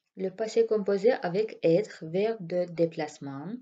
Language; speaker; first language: French; non-native, fluent; Azerbaijani